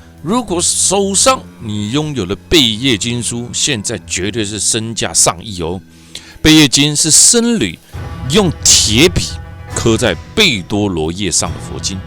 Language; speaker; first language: Chinese; native; Chinese